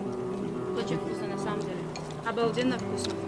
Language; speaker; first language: Russian; non-native, local second language; Tajik